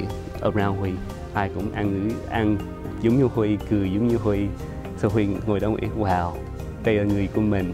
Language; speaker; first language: Vietnamese; early bilingual, other home language; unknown